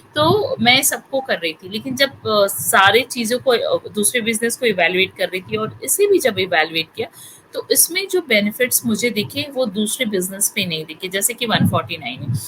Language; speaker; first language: Hindi; native; Hindi